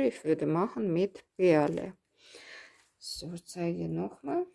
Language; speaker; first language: German; non-native, fluent; Russian